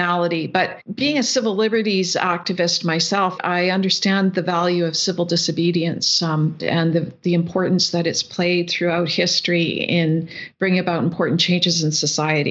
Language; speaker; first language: English; native; English